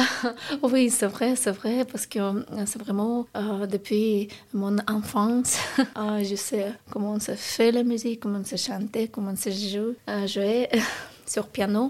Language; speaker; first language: French; non-native, learner; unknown